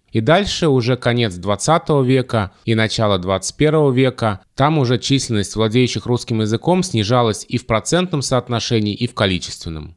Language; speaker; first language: Russian; native; Russian